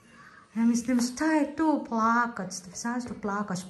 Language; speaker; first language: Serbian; non-native, learner; Filipino